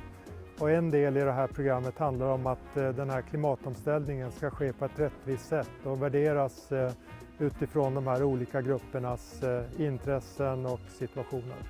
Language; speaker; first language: Swedish; native; Swedish